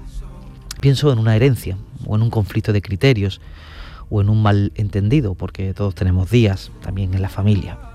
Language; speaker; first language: Spanish; native; Spanish